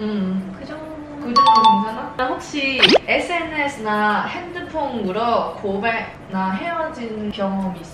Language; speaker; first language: Korean; non-native, learner; Cantonese